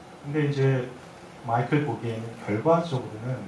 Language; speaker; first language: Korean; native; Korean